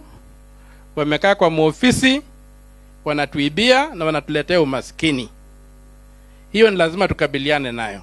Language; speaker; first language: Swahili; non-native, local second language; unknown